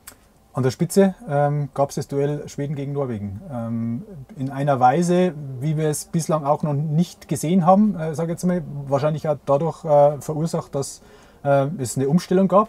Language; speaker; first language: German; native; German